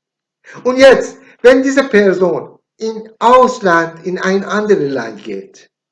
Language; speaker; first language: German; non-native, learner; Persian